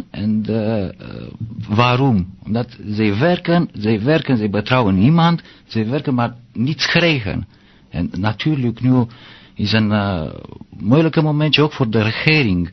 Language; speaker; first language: Dutch; non-native, learner; Romanian